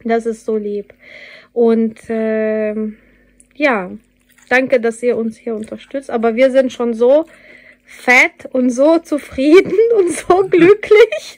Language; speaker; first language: German; non-native, fluent; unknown